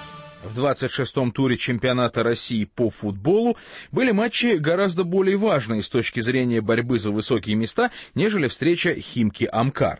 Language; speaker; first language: Russian; native; Russian